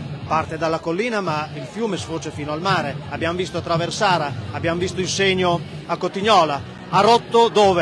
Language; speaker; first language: Italian; native; Italian